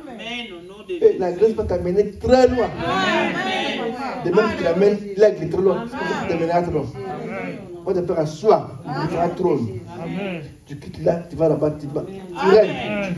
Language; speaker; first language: French; non-native, local second language; Lingala